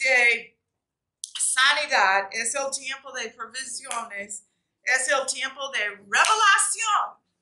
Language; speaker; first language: Spanish; non-native, fluent; English